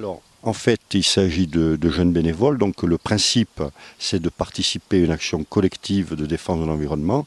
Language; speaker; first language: French; native; French